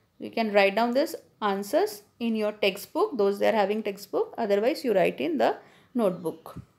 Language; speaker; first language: English; non-native, local second language; Hindi